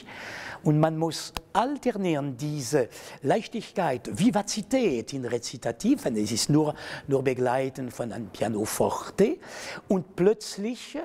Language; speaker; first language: German; non-native, fluent; French